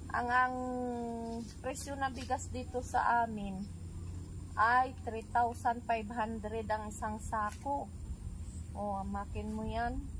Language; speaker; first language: Filipino; non-native, local second language; Cebuano